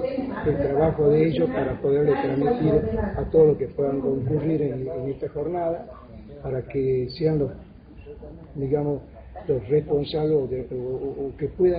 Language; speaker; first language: Spanish; native; Spanish